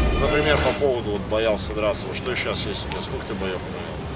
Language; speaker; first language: Russian; native; Russian